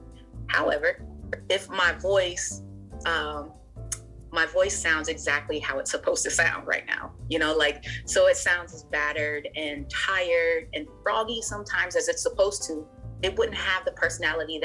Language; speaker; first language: English; native; English